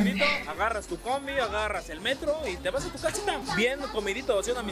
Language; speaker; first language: Spanish; native; Spanish